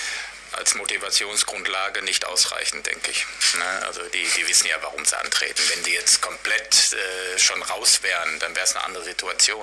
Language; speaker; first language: German; native; German